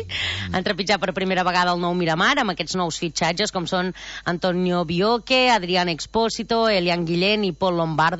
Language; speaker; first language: Catalan; native; Catalan